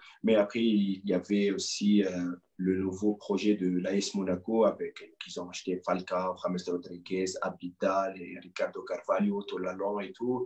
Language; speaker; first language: French; non-native, local second language; Arabic